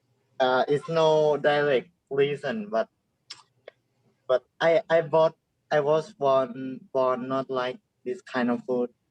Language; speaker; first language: English; non-native, learner; Thai